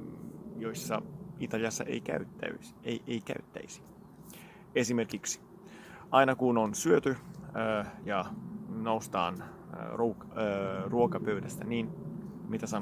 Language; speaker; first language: Finnish; non-native, fluent; Italian